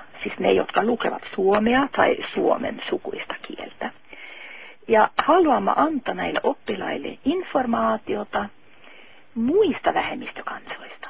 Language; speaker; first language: Finnish; non-native, fluent; Norwegian